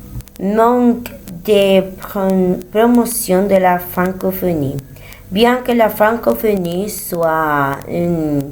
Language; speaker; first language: French; non-native, learner; Spanish